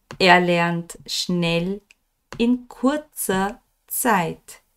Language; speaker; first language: German; non-native, fluent; Turkish